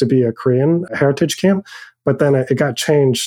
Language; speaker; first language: English; native; English